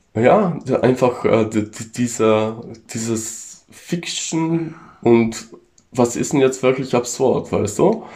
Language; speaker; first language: German; native; German